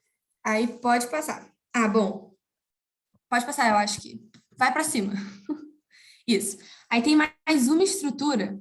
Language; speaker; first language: Portuguese; native; Portuguese